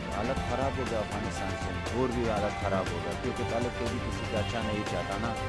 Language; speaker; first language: Hindi; non-native, fluent; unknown